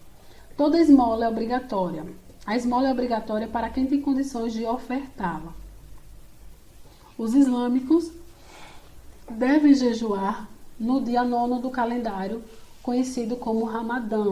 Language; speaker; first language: Portuguese; native; Portuguese